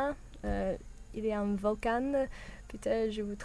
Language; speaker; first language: French; non-native, learner; English